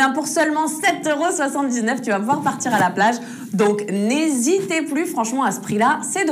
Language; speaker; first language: French; native; French